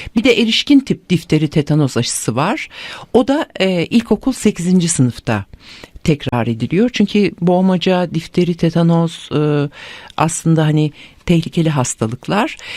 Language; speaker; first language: Turkish; native; Turkish